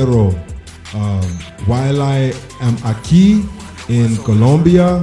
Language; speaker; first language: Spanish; non-native, learner; English